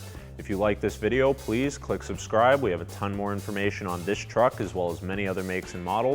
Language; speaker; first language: English; native; English